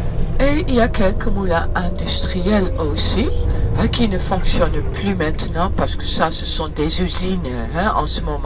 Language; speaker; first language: French; early bilingual, heritage; Dutch